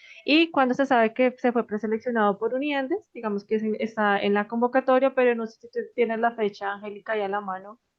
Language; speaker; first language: Spanish; native; Spanish